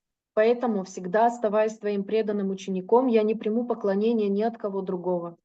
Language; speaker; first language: Russian; native; Russian